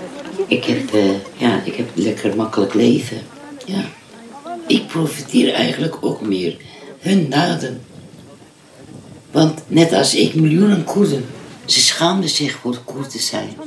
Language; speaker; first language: Dutch; non-native, fluent; Kurdish